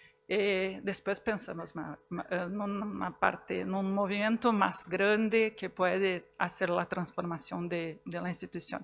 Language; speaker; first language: Spanish; non-native, fluent; Portuguese